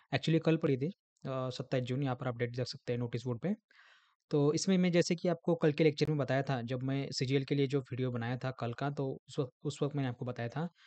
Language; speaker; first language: Hindi; non-native, local second language; Marathi